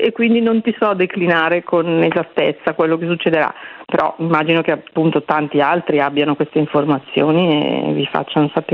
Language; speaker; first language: Italian; native; Italian